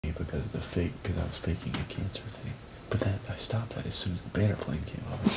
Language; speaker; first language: English; native; English